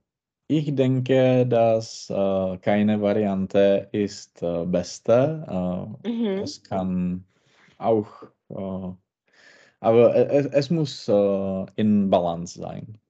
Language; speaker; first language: German; non-native, learner; Czech